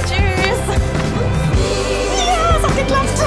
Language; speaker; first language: German; native; German